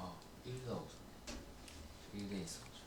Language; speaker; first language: Korean; native; Korean